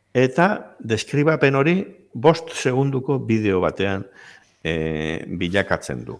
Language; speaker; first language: Basque; native; Basque